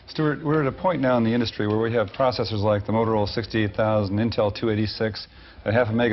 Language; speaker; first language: English; native; English